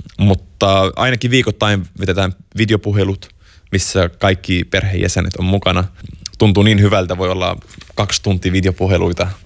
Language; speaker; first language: Finnish; non-native, fluent; Arabic